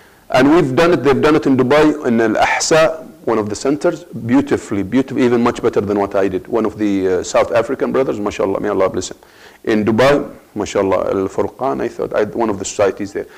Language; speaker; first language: English; non-native, fluent; Arabic